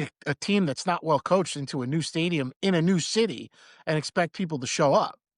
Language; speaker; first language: English; native; English